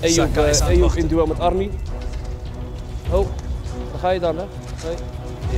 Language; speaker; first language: Dutch; native; Dutch